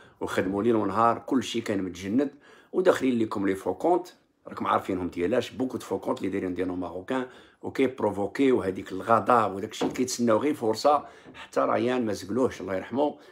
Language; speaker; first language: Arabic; native; Arabic